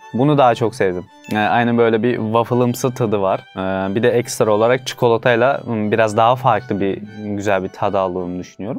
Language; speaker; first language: Turkish; non-native, fluent; Uzbek